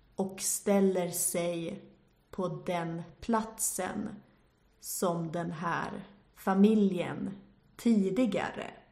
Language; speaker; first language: Swedish; native; Swedish